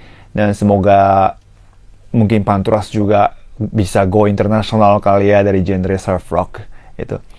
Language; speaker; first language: Indonesian; non-native, fluent; Japanese